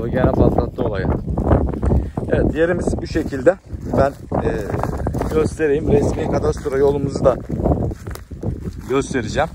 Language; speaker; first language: Turkish; native; Turkish